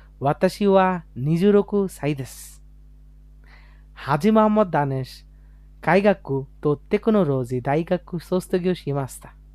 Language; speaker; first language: Japanese; non-native, learner; Bangla